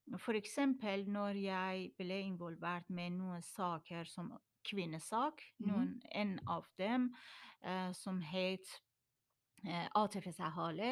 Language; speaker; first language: Norwegian; non-native, learner; Persian